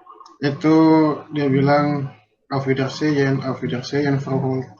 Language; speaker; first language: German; non-native, learner; Indonesian